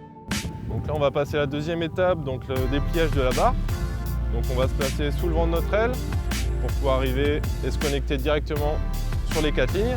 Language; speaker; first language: French; native; French